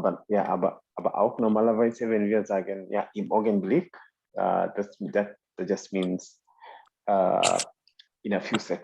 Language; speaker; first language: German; non-native, fluent; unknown